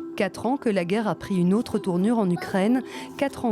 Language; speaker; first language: French; native; French